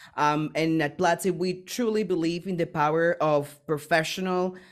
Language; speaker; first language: English; non-native, fluent; Spanish